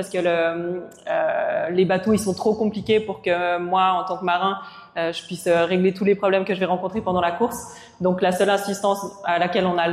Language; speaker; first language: French; native; French